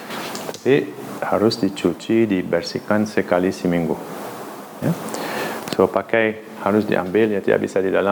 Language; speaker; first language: Indonesian; non-native, learner; Dutch